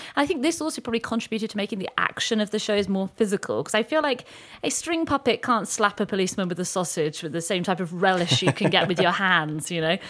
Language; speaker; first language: English; native; English